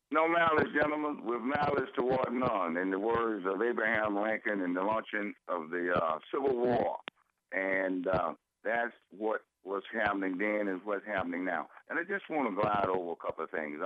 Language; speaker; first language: English; native; English